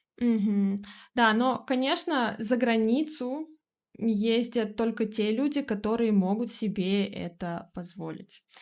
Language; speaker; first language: Russian; native; Russian